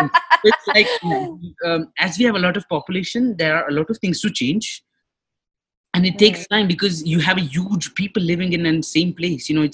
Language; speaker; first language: English; non-native, local second language; Marwari